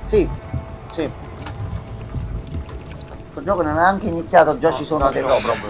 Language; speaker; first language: Italian; native; Italian